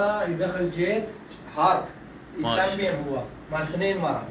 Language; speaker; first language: Arabic; non-native, learner; Urdu